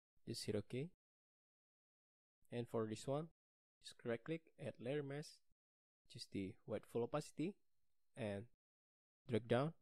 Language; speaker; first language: English; non-native, learner; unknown